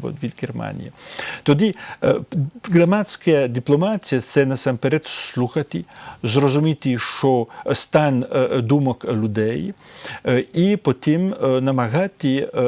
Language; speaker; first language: Ukrainian; non-native, fluent; French